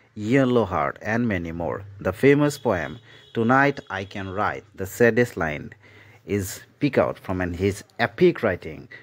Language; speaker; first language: English; non-native, local second language; Assamese